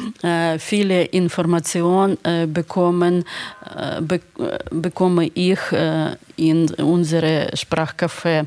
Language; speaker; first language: German; non-native, learner; Ukrainian